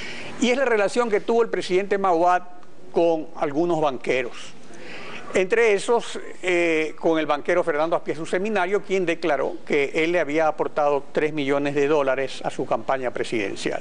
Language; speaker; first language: Spanish; native; Spanish